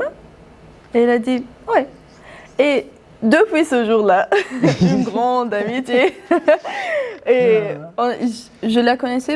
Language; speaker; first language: French; non-native, local second language; Arabic